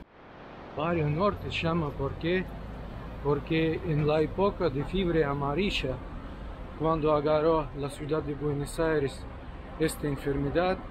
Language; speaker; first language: Spanish; non-native, fluent; Russian